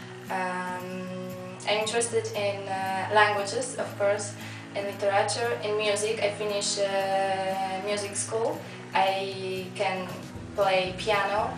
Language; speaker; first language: English; non-native, fluent; Polish